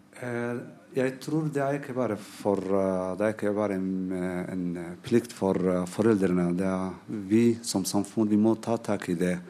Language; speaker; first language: Norwegian; non-native, fluent; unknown